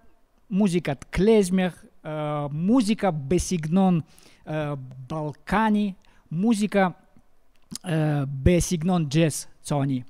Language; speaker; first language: Hebrew; non-native, learner; Russian